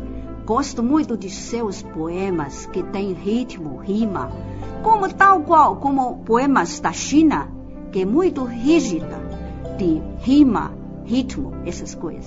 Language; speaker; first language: Portuguese; non-native, fluent; Chinese